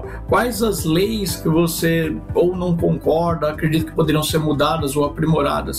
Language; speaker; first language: Portuguese; native; Portuguese